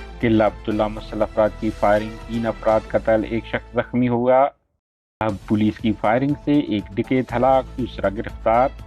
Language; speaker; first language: Urdu; non-native, local second language; Baluchi